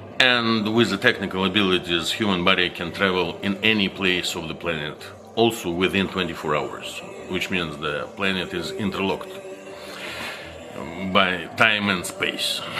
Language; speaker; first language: English; non-native, fluent; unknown